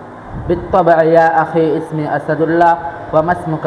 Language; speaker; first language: Arabic; non-native, learner; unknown